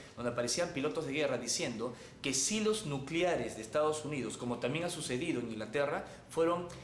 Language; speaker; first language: Spanish; native; Spanish